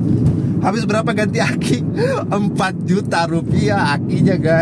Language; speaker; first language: Indonesian; native; Indonesian